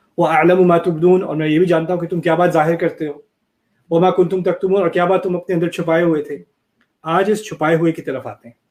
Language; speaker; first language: Urdu; early bilingual, heritage; Urdu